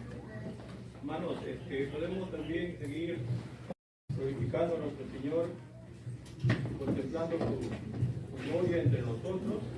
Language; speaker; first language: Spanish; native; Spanish